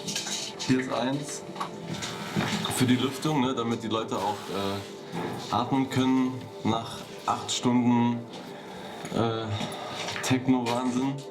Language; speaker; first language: German; native; German